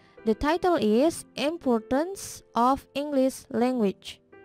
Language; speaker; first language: English; non-native, fluent; Indonesian